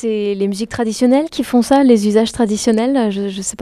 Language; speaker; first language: French; native; French